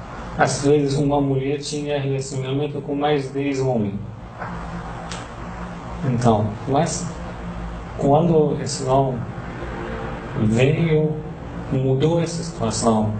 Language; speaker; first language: Portuguese; non-native, learner; Persian